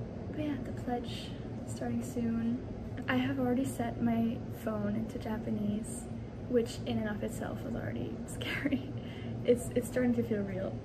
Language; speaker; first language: English; native; English